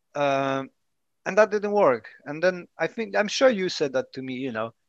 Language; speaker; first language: English; non-native, fluent; Polish